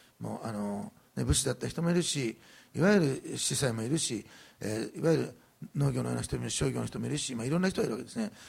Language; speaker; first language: Japanese; native; Japanese